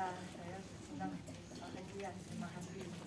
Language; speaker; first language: Indonesian; non-native, learner; Japanese